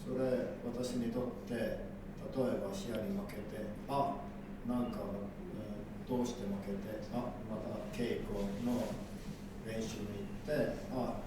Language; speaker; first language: Japanese; non-native, learner; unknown